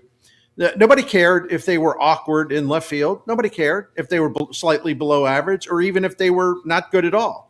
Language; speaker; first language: English; native; English